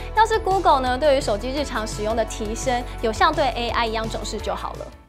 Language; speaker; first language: Chinese; native; Chinese